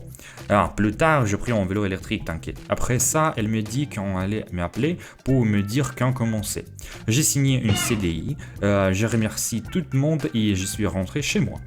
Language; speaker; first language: French; non-native, fluent; Russian